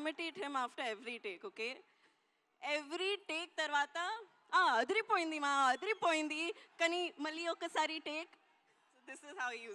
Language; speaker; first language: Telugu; non-native, learner; Hindi